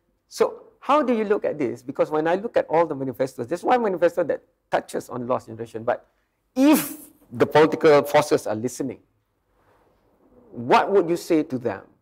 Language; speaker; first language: English; non-native, local second language; Malay